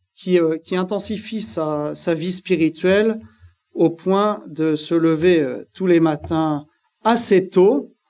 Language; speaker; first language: French; native; French